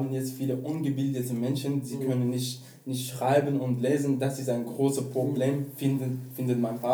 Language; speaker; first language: German; non-native, learner; Persian